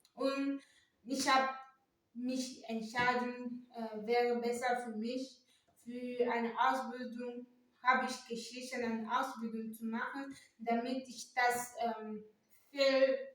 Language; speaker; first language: German; non-native, learner; French